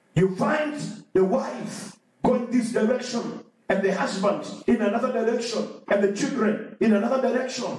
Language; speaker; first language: English; non-native, local second language; Swahili